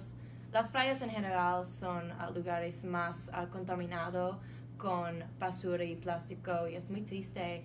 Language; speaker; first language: Spanish; non-native, learner; English